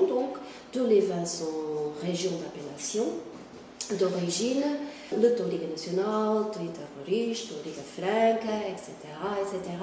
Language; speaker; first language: French; non-native, fluent; Portuguese